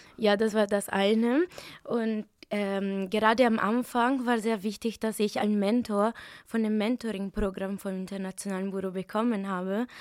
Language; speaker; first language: German; non-native, fluent; Italian